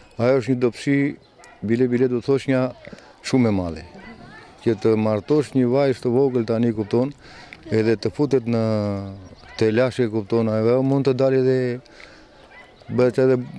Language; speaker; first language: Albanian; non-native, local second language; Romany